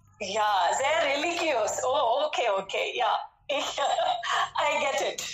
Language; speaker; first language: German; non-native, fluent; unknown